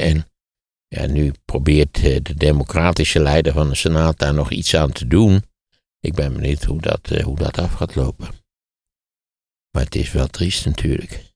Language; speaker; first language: Dutch; native; Dutch